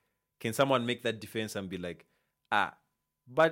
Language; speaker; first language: English; native; English